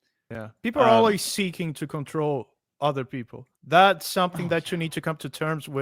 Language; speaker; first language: English; native; English